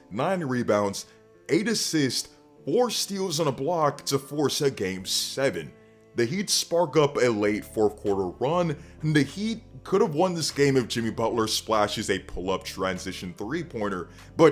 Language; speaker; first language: English; native; English